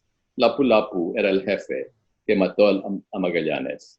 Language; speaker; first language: Spanish; non-native, fluent; Filipino